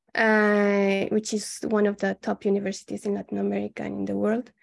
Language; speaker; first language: English; non-native, fluent; Spanish